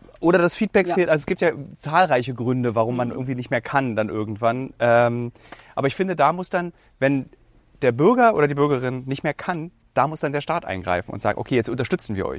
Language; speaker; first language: German; native; German